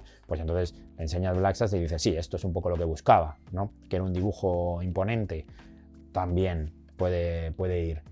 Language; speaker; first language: Spanish; native; Spanish